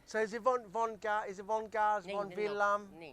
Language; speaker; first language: Hungarian; early bilingual, heritage; English